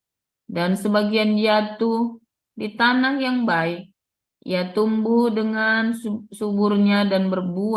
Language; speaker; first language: Indonesian; native; Indonesian